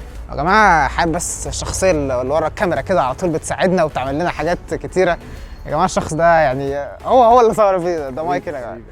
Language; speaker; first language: Arabic; native; Arabic